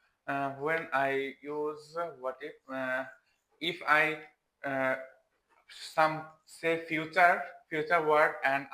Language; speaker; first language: English; non-native, learner; Bangla